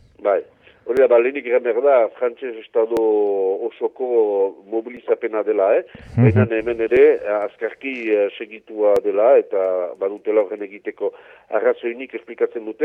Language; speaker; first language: Basque; native; Basque